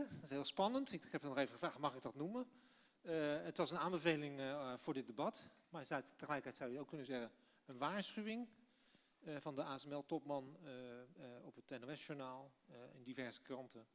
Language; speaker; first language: Dutch; native; Dutch